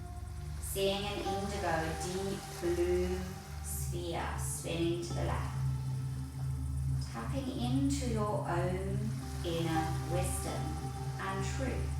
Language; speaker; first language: English; native; English